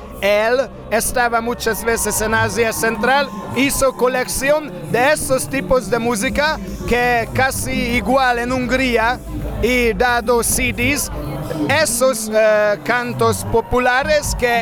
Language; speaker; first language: Spanish; non-native, fluent; Hungarian